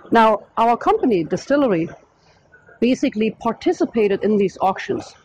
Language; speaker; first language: English; non-native, fluent; German